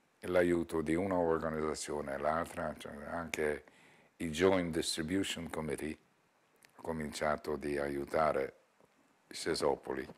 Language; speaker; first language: Italian; non-native, learner; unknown